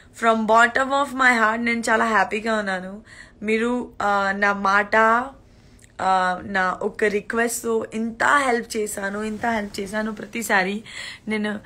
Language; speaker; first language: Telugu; non-native, learner; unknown